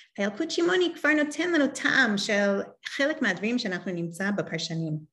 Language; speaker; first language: Hebrew; non-native, fluent; English